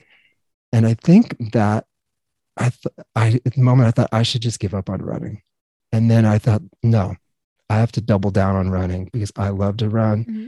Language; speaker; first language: English; native; English